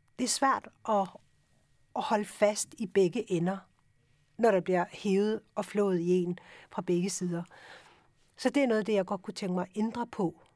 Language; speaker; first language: Danish; early bilingual, other home language; Urdu